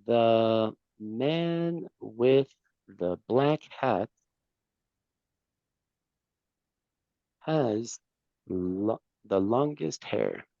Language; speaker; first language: English; non-native, fluent; Spanish